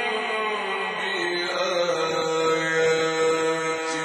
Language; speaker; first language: Arabic; native; Arabic